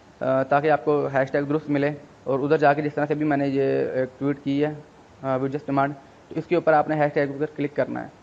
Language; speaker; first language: Urdu; non-native, local second language; Punjabi